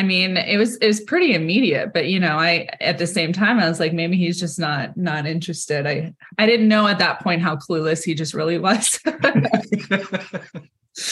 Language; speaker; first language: English; native; English